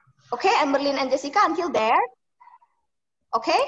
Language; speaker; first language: English; non-native, fluent; Indonesian